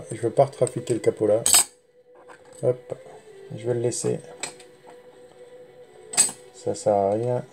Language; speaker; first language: French; native; French